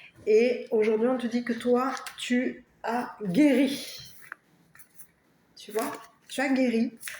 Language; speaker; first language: French; native; French